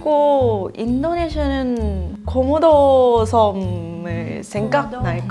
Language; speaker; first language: Korean; non-native, learner; Thai